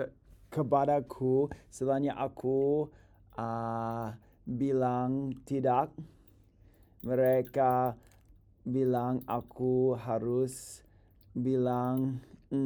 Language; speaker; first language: Indonesian; non-native, learner; English